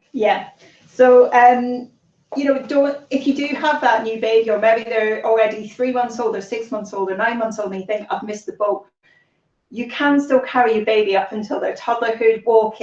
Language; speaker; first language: English; native; English